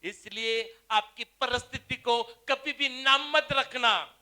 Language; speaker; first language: Hindi; non-native, local second language; Marathi